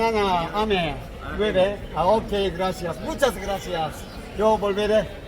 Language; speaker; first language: Spanish; non-native, learner; Korean